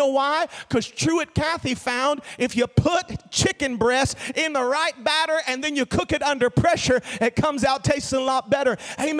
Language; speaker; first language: English; native; English